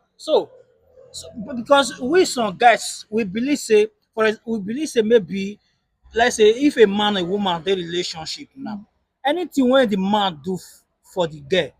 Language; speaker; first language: Nigerian Pidgin; native; Nigerian Pidgin